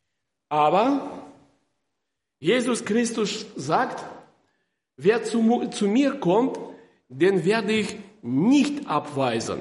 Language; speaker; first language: German; non-native, fluent; Russian